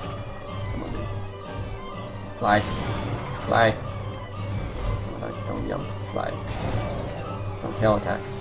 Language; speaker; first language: English; native; English